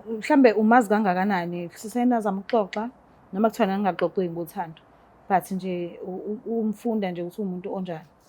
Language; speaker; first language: Zulu; native; Zulu